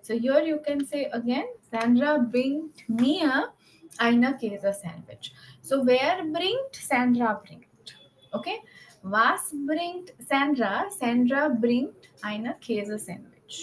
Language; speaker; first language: German; non-native, fluent; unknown